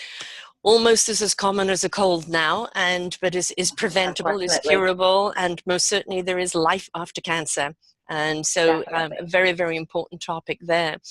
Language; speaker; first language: English; native; English